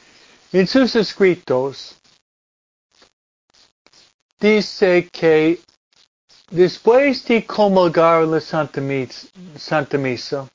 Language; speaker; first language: Spanish; non-native, fluent; English